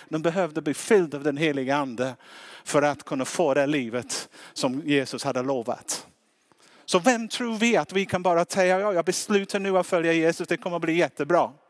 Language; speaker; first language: Swedish; non-native, fluent; English